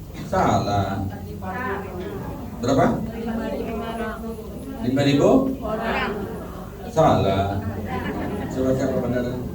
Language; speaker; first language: Indonesian; non-native, learner; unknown